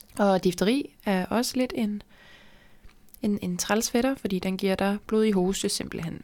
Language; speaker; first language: Danish; native; Danish